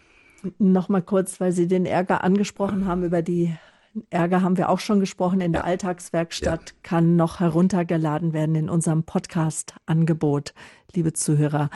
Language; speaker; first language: German; native; German